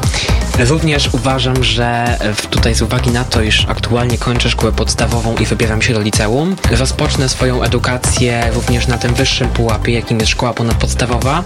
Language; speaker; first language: Polish; native; Polish